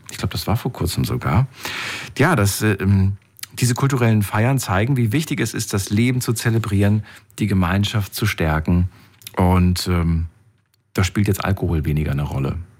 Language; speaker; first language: German; native; German